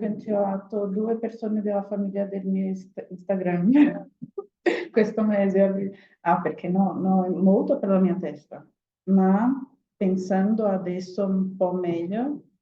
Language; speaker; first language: Italian; non-native, learner; Portuguese